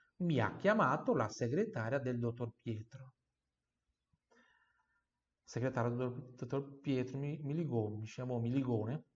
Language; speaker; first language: Italian; non-native, fluent; Portuguese